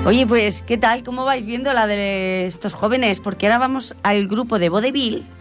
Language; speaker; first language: Spanish; non-native, local second language; Catalan